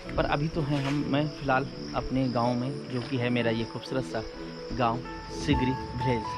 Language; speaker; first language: Hindi; non-native, local second language; Garhwali